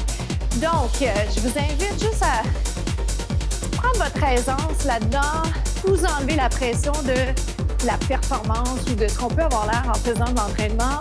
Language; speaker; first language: French; native; French